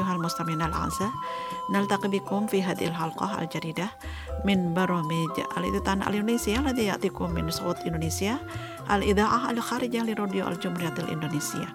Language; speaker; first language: Arabic; non-native, fluent; Indonesian